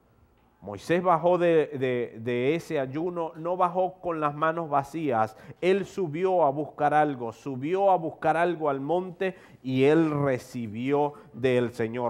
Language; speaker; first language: Spanish; native; Spanish